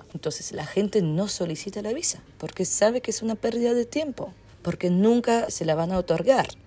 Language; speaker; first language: Spanish; non-native, fluent; French